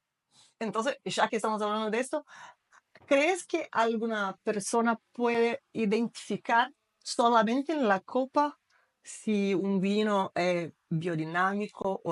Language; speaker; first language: Spanish; non-native, fluent; Portuguese